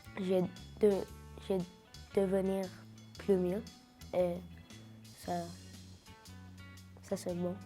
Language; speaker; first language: French; non-native, learner; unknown